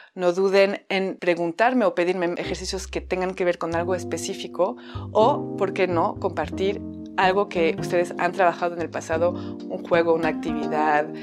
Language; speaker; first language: Spanish; non-native, fluent; French